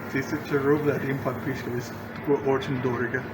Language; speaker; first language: Russian; non-native, learner; English